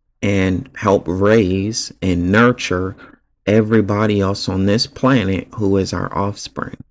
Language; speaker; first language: English; native; English